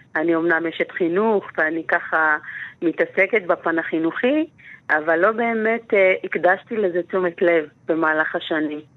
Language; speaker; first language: Hebrew; native; Hebrew